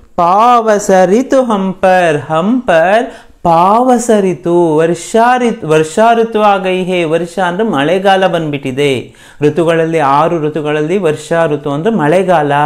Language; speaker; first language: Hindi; non-native, local second language; Kannada